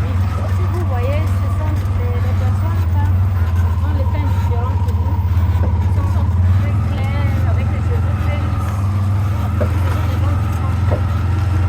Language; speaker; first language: French; non-native, local second language; Malagasy